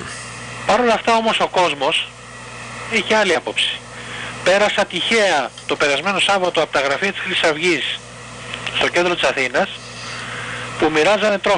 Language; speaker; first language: Greek; native; Greek